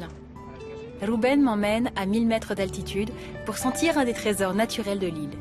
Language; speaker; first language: French; native; French